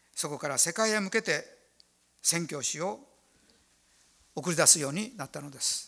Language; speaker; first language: Japanese; native; Japanese